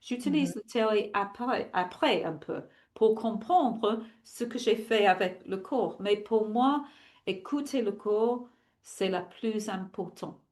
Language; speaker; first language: French; non-native, fluent; English